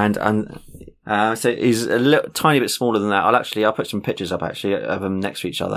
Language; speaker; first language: English; native; English